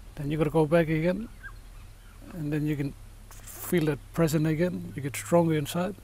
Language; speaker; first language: English; native; English